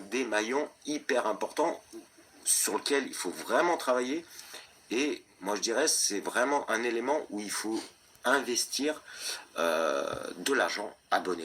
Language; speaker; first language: French; native; French